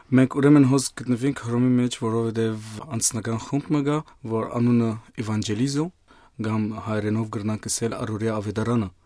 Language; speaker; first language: Armenian; native; Armenian